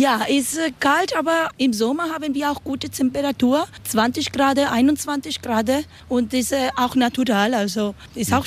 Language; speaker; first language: German; non-native, learner; Spanish